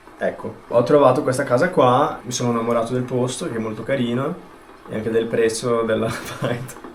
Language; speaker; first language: Italian; non-native, fluent; Portuguese